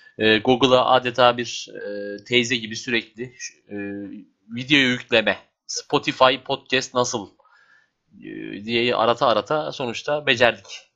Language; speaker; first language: Turkish; native; Turkish